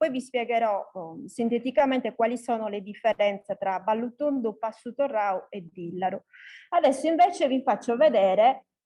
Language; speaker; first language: Italian; native; Italian